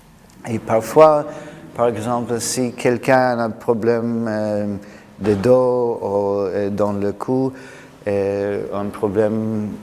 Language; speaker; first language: French; non-native, fluent; English